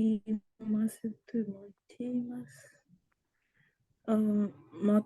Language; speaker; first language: Japanese; non-native, learner; Indonesian